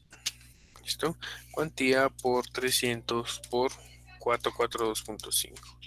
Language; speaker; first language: Spanish; native; Spanish